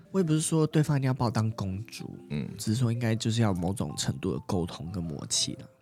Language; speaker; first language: Chinese; native; Chinese